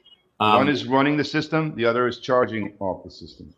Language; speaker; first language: English; native; English